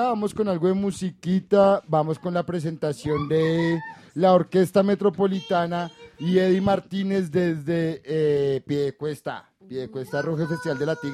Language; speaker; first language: Spanish; native; Spanish